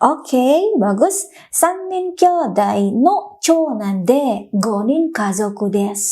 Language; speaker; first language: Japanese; non-native, fluent; Indonesian